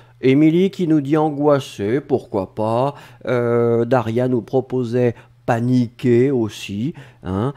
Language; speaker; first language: French; native; French